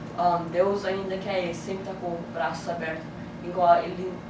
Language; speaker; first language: Portuguese; early bilingual, heritage; English